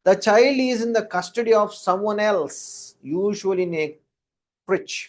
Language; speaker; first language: English; non-native, local second language; Telugu